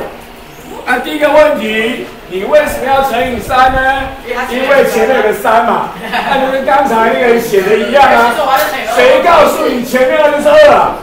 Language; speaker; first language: Chinese; native; Chinese